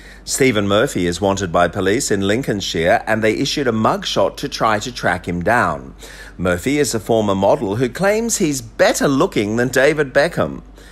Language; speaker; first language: English; native; English